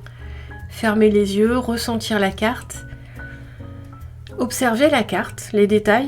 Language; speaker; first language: French; native; French